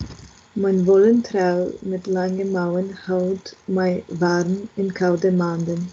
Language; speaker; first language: Dutch; non-native, learner; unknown